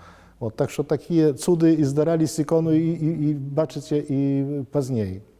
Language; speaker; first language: Polish; non-native, local second language; Belarusian